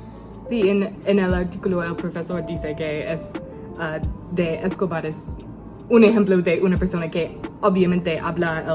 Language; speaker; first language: Spanish; non-native, learner; English